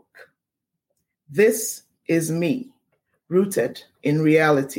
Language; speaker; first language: English; non-native, local second language; Ewe